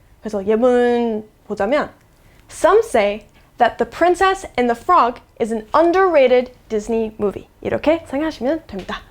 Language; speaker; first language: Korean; non-native, fluent; English